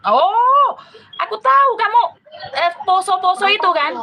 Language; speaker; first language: Indonesian; native; Indonesian